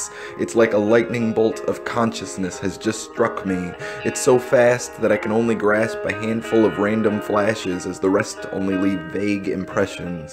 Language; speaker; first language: English; native; English